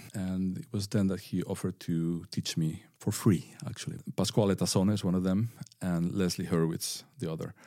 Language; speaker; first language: English; non-native, fluent; Spanish